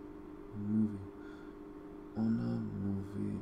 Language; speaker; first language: Polish; non-native, learner; English